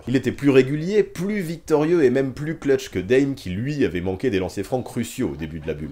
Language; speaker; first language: French; native; French